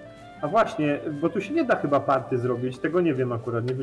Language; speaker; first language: Polish; native; Polish